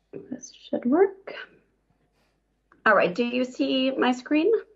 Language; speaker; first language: English; native; English